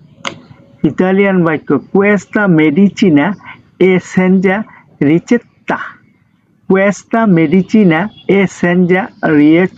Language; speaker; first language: Italian; non-native, learner; Bangla